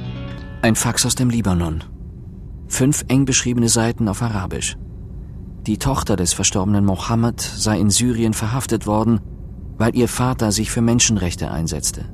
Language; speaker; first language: German; native; German